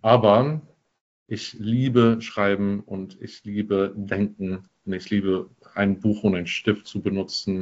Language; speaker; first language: German; non-native, fluent; English